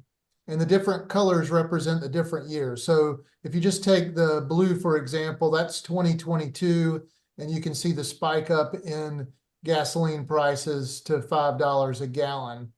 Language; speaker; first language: English; native; English